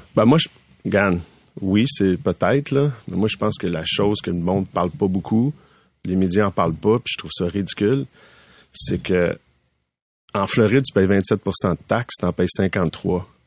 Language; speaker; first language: French; native; French